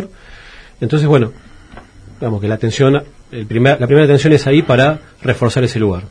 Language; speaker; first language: Spanish; native; Spanish